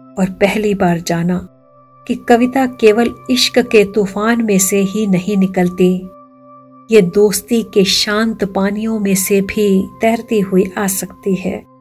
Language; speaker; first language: Hindi; native; Hindi